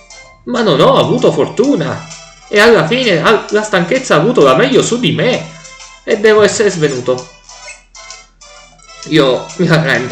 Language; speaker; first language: Italian; native; Italian